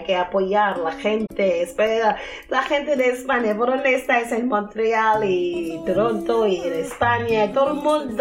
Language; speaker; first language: Spanish; non-native, fluent; French